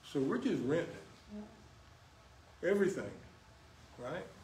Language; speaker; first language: English; native; English